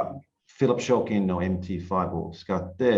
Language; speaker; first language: Japanese; non-native, learner; English